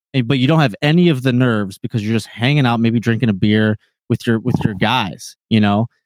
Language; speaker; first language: English; native; English